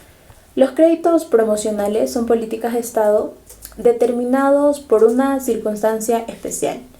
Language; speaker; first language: Spanish; native; Spanish